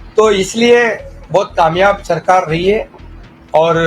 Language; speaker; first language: Hindi; non-native, local second language; Marathi